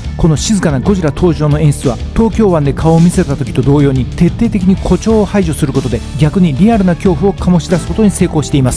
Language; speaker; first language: Japanese; native; Japanese